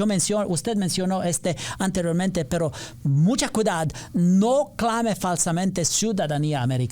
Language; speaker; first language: Spanish; non-native, learner; English